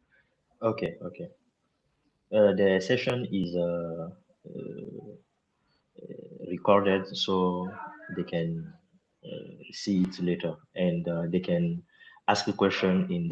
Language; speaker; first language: English; non-native, local second language; French